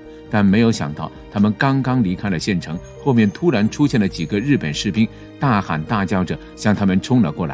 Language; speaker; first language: Chinese; native; Chinese